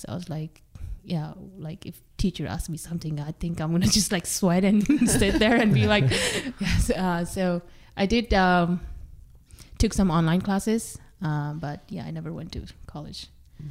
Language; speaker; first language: English; non-native, local second language; Sherpa